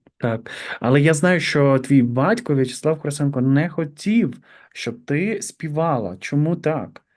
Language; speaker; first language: Ukrainian; native; Ukrainian